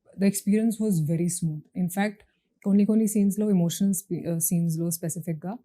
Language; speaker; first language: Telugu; non-native, local second language; Hindi